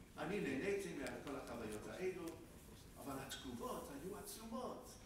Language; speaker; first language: Hebrew; non-native, fluent; English